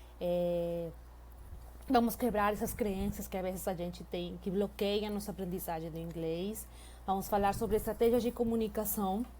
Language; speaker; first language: Portuguese; non-native, fluent; Spanish